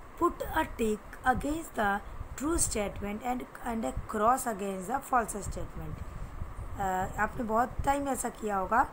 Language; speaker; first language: Hindi; native; Hindi